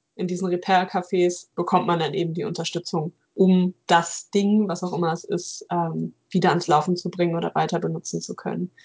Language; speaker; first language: German; native; German